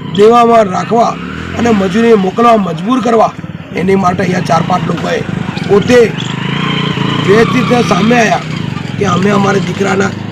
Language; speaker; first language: Gujarati; non-native, local second language; Bhili